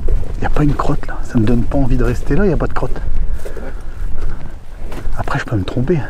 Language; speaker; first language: French; native; French